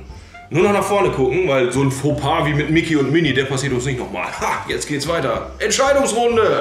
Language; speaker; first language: German; native; German